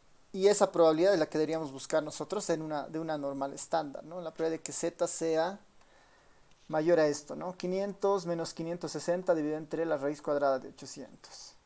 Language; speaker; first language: Spanish; native; Spanish